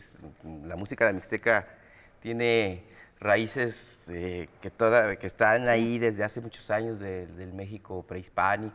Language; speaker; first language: Spanish; native; Spanish